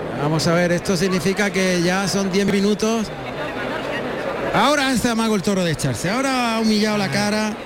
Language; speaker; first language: Spanish; native; Spanish